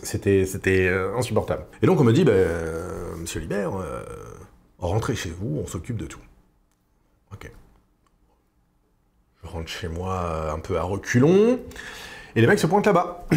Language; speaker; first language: French; native; French